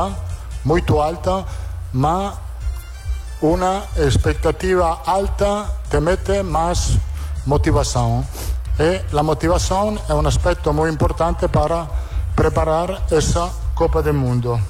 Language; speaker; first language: Portuguese; non-native, learner; Italian